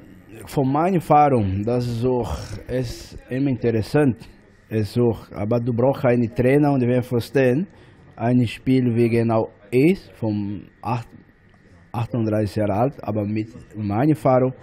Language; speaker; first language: German; non-native, learner; Portuguese